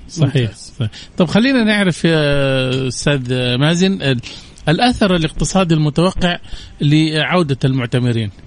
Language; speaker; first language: Arabic; native; Arabic